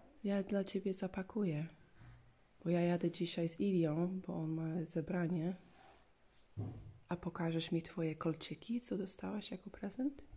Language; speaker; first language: Polish; non-native, learner; English